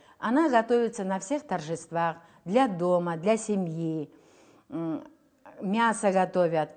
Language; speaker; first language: Russian; non-native, local second language; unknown